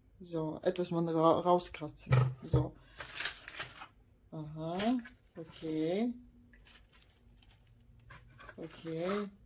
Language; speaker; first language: German; non-native, learner; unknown